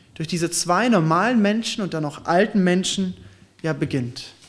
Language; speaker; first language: German; native; German